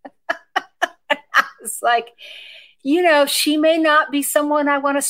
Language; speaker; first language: English; native; English